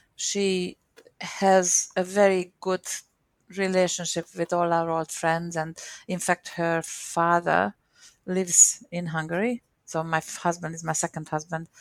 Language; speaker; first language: English; non-native, fluent; Hungarian